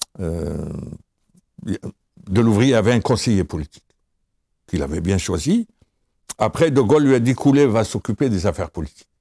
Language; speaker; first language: French; non-native, local second language; Arabic